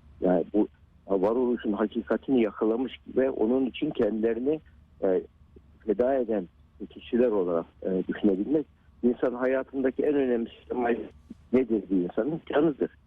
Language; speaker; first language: Turkish; native; Turkish